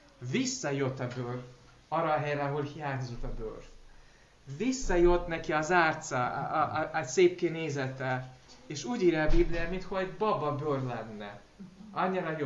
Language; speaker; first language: Hungarian; non-native, learner; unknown